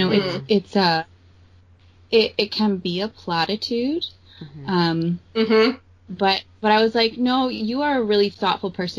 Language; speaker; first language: English; native; English